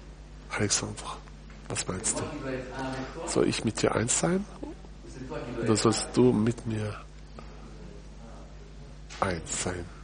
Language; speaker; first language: German; non-native, fluent; French